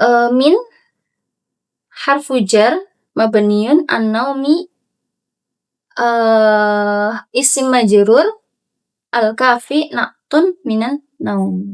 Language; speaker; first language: Arabic; non-native, learner; Indonesian